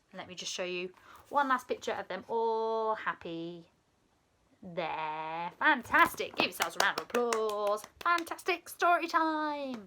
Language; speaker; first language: English; native; English